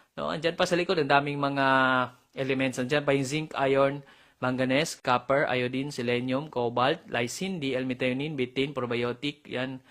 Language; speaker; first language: Filipino; non-native, local second language; Cebuano